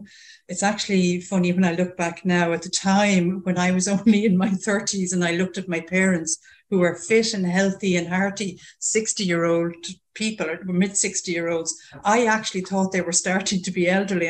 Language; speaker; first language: English; native; English